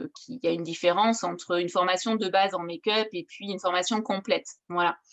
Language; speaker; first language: French; native; French